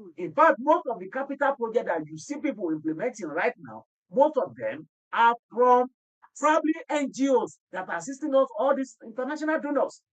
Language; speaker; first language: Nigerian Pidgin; non-native, local second language; Yoruba